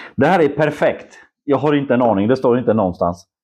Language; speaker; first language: Swedish; non-native, fluent; Polish